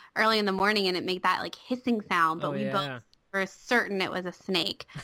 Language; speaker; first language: English; native; English